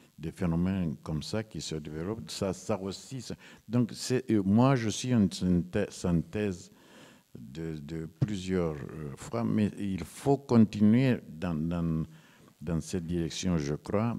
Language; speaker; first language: French; non-native, fluent; Romanian